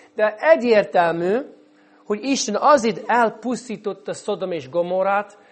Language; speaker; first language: Hungarian; non-native, fluent; English